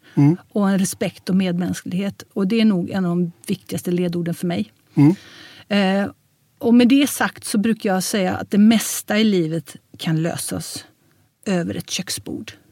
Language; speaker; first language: Swedish; early bilingual, heritage; Swedish